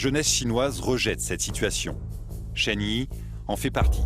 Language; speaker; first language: French; native; French